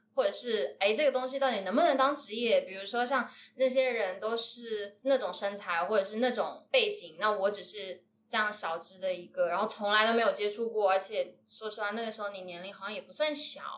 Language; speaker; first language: Chinese; native; Chinese